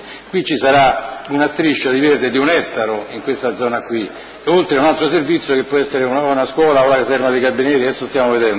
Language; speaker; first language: Italian; native; Italian